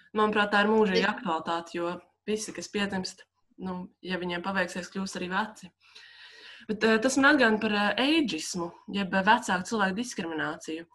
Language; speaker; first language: Latvian; native; Latvian